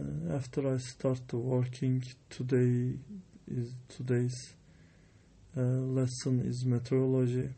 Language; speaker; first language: English; non-native, learner; Turkish